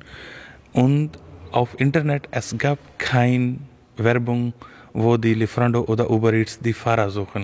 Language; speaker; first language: German; non-native, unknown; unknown